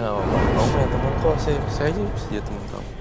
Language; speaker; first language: Indonesian; native; Indonesian